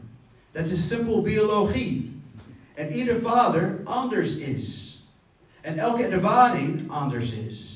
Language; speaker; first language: Dutch; non-native, fluent; English